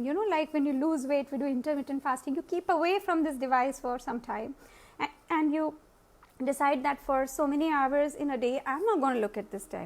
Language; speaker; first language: English; non-native, local second language; Hindi